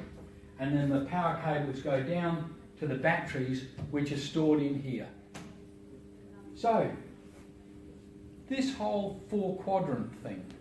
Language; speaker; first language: English; native; English